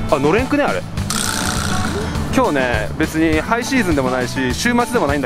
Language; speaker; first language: Japanese; native; Japanese